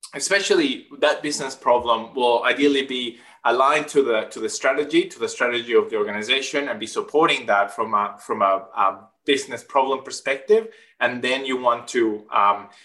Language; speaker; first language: English; non-native, fluent; Spanish